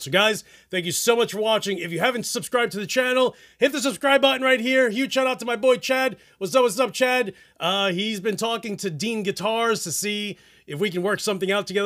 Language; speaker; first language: English; early bilingual, other home language; Spanish